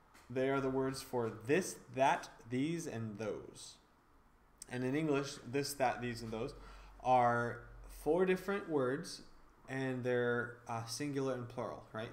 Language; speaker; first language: English; native; English